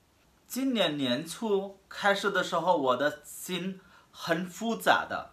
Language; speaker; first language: Chinese; non-native, fluent; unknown